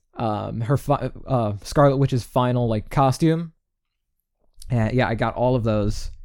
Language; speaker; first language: English; native; English